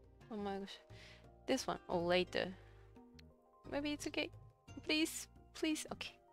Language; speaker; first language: English; non-native, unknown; Japanese